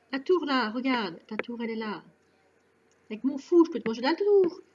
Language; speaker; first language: French; native; French